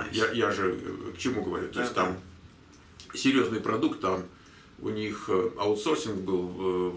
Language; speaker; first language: Russian; native; Russian